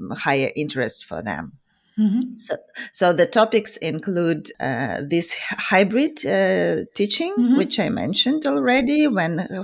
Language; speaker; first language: English; non-native, fluent; Ukrainian